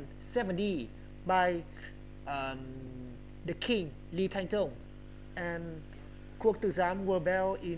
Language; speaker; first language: English; non-native, learner; Vietnamese